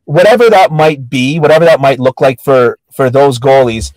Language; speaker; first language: English; native; English